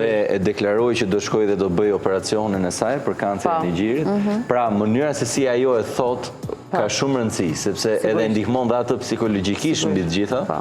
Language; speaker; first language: Albanian; native; Albanian